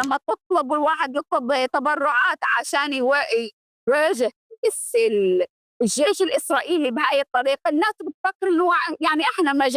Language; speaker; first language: Arabic; early bilingual, heritage; Arabic